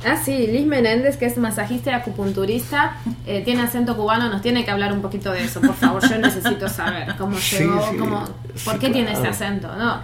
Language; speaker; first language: Spanish; native; Spanish